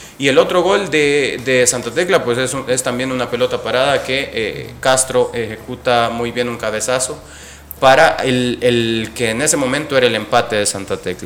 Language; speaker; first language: Spanish; native; Spanish